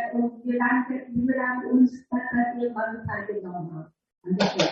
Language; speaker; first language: German; non-native, learner; Vietnamese